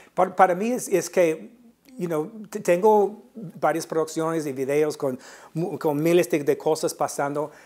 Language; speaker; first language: Spanish; non-native, fluent; English